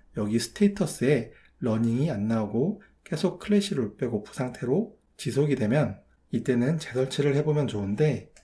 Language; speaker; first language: Korean; native; Korean